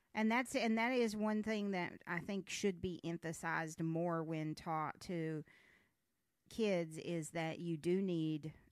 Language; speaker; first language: English; native; English